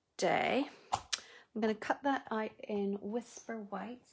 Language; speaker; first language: English; native; English